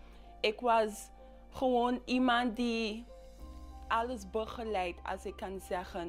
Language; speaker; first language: Dutch; non-native, local second language; English